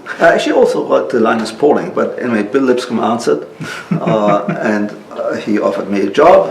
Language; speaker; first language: English; non-native, local second language; German